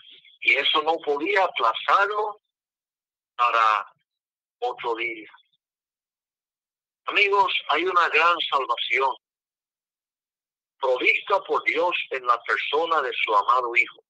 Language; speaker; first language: Spanish; non-native, fluent; English